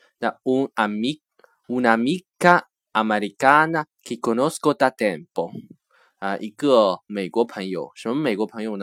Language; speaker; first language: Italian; non-native, fluent; Chinese